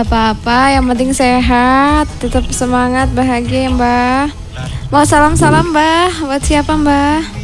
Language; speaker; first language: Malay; non-native, local second language; Javanese